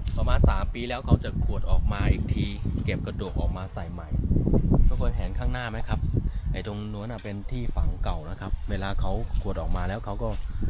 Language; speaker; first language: Thai; non-native, fluent; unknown